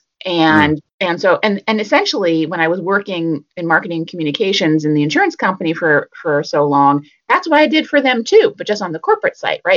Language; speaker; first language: English; native; English